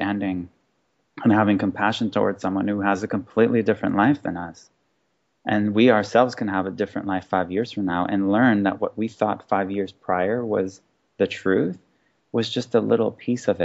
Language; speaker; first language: English; non-native, fluent; Hebrew